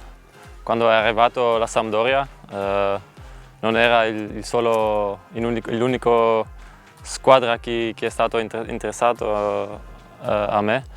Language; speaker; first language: Italian; non-native, learner; Dutch